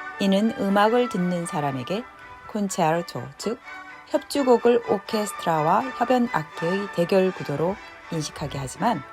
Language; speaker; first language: Korean; native; Korean